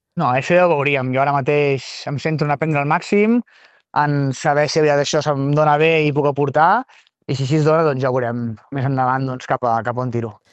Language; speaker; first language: Catalan; native; Catalan